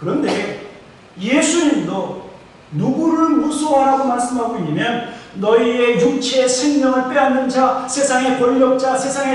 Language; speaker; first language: Korean; native; Korean